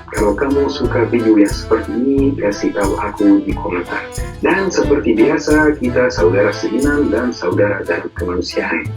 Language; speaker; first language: Indonesian; non-native, fluent; Arabic